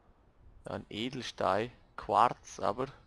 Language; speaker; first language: German; native; German